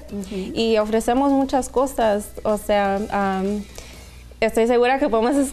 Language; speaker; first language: Spanish; early bilingual, heritage; Spanish